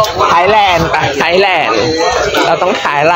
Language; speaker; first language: English; non-native, learner; Thai